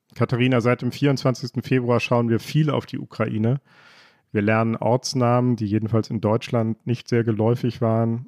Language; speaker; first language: German; native; German